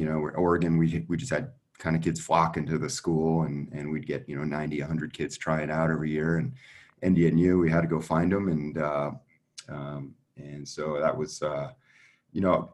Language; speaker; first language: English; native; English